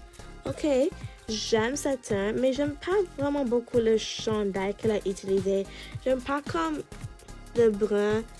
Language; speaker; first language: French; non-native, learner; English